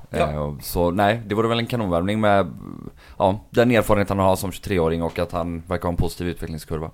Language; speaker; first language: Swedish; native; Swedish